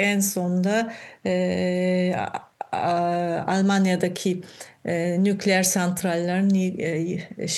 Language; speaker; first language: Turkish; non-native, fluent; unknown